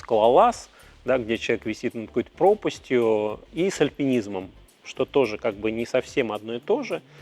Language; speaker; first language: Russian; native; Russian